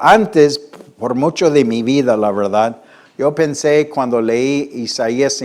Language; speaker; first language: Spanish; non-native, fluent; English